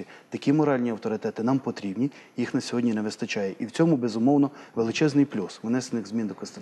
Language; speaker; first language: Ukrainian; native; Ukrainian